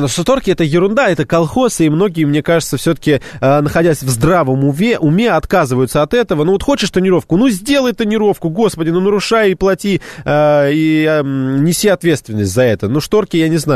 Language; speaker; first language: Russian; native; Russian